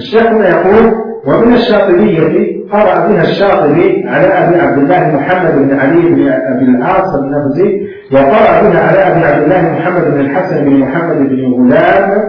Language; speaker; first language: Arabic; native; Arabic